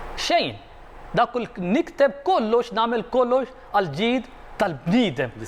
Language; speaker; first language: Maltese; non-native, fluent; Arabic